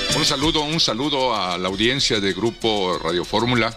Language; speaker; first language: Spanish; native; Spanish